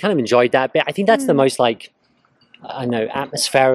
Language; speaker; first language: English; native; English